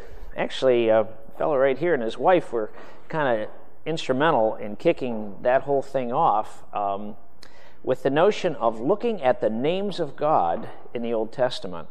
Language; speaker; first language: English; native; English